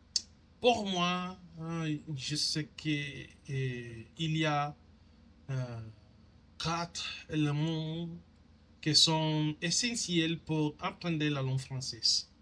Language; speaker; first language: French; non-native, learner; Spanish